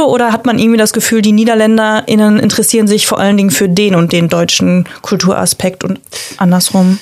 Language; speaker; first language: German; native; German